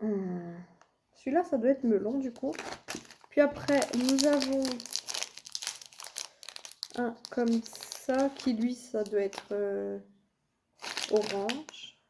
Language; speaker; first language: French; native; French